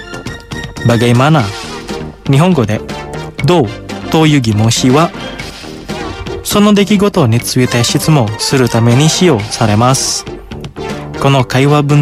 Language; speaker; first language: Japanese; non-native, fluent; Indonesian